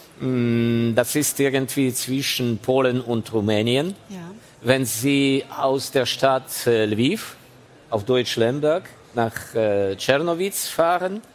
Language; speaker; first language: German; non-native, fluent; Ukrainian